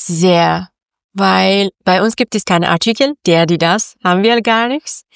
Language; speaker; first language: German; non-native, learner; Persian